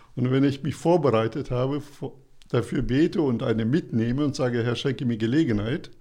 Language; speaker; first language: German; early bilingual, other home language; Russian